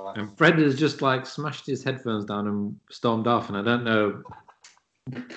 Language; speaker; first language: English; native; English